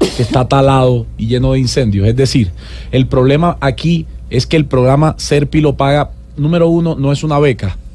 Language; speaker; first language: Spanish; native; Spanish